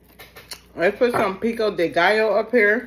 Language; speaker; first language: English; native; English